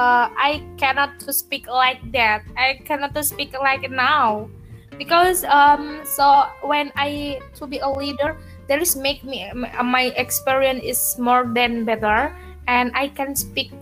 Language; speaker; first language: English; non-native, learner; Indonesian